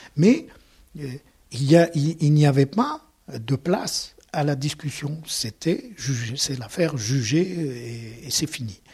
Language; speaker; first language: French; non-native, local second language; Arabic